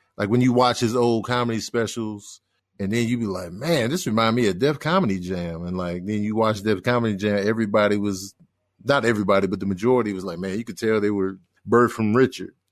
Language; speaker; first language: English; native; English